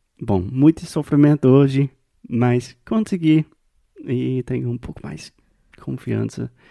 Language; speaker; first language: Portuguese; non-native, fluent; English